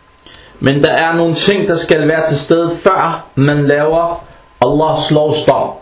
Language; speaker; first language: Danish; early bilingual, other home language; Arabic